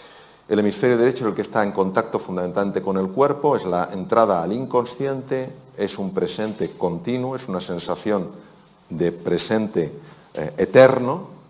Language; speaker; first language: Spanish; native; Spanish